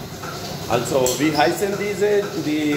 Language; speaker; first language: German; non-native, learner; Urdu